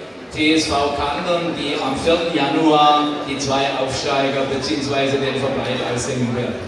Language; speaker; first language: German; native; German